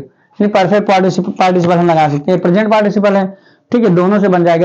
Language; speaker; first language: Hindi; native; Hindi